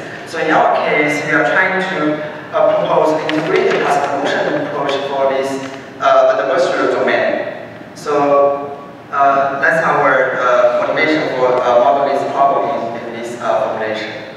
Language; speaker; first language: English; non-native, fluent; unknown